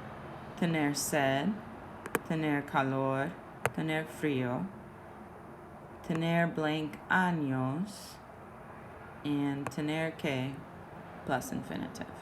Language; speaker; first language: Spanish; non-native, fluent; English